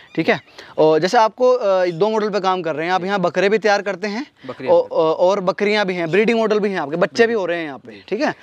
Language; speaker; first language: Hindi; native; Hindi